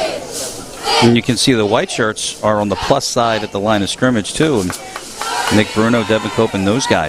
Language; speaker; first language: English; native; English